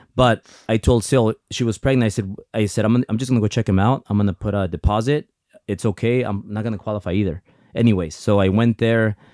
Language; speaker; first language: English; early bilingual, other home language; Spanish